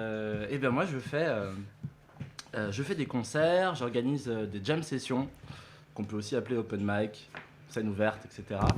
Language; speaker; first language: French; native; French